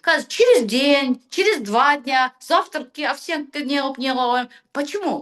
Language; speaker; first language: Russian; non-native, local second language; Kazakh